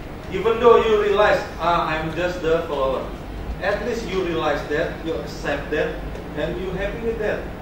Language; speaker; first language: English; non-native, learner; Indonesian